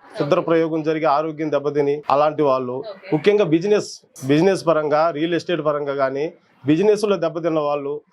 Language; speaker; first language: Telugu; non-native, local second language; Koya